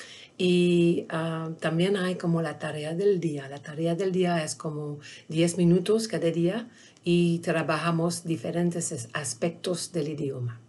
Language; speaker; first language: Spanish; non-native, learner; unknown